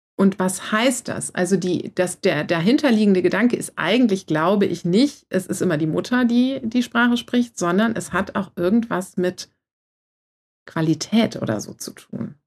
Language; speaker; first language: German; native; German